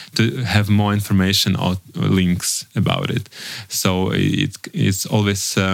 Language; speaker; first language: English; non-native, learner; Russian